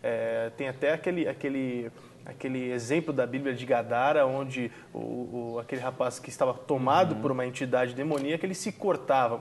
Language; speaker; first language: Portuguese; native; Portuguese